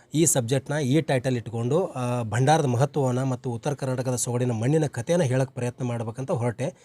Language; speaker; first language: Kannada; native; Kannada